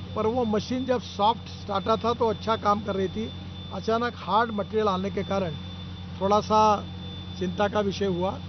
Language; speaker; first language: Hindi; non-native, local second language; Marathi